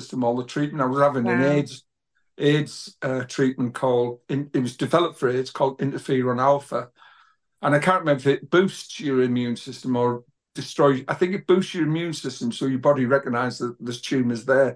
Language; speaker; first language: English; native; English